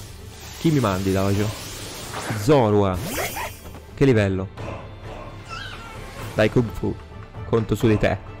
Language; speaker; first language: Italian; native; Italian